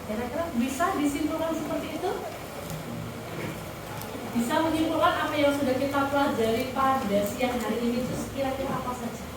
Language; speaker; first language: Indonesian; native; Indonesian